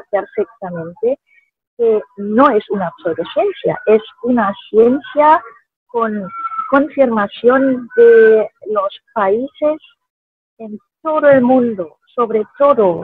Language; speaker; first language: Spanish; non-native, fluent; German